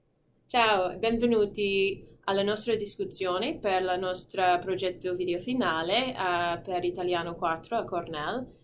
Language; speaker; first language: Italian; non-native, fluent; English